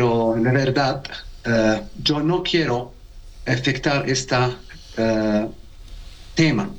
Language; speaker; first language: Spanish; non-native, learner; Arabic